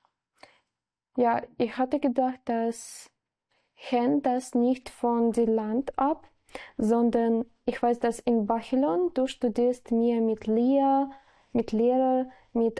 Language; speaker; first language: German; non-native, learner; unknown